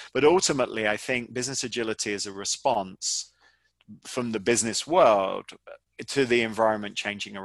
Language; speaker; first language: English; native; English